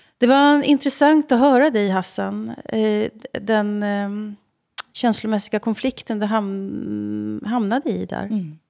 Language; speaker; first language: Swedish; native; Swedish